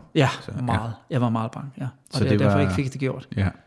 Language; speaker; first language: Danish; non-native, fluent; German